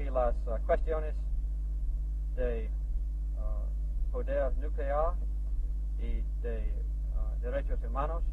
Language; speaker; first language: Spanish; non-native, learner; English